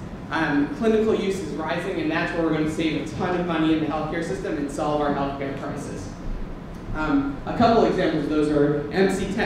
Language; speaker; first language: English; native; English